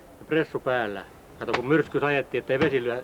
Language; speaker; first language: Finnish; native; Finnish